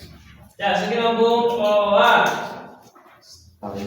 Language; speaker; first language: Japanese; non-native, fluent; Indonesian